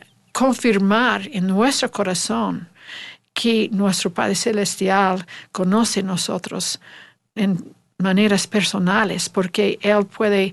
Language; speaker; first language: Spanish; non-native, learner; English